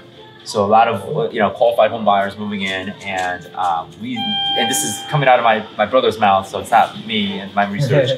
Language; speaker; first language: English; native; English